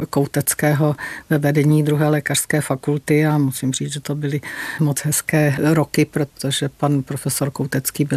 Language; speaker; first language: Czech; native; Czech